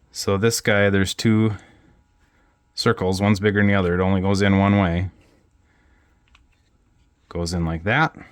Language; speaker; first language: English; native; English